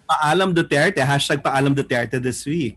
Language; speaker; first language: Filipino; native; Filipino